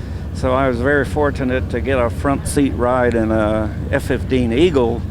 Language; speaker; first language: English; native; English